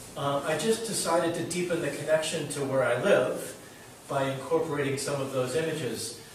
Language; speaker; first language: English; native; English